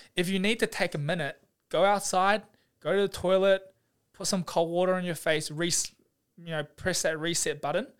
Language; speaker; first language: English; native; English